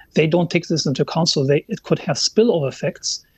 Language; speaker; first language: English; non-native, fluent; German